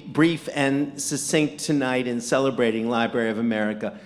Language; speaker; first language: English; native; English